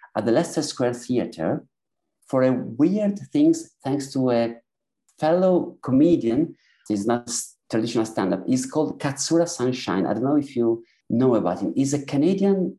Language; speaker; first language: English; non-native, fluent; Italian